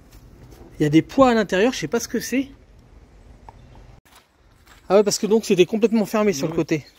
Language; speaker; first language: French; native; French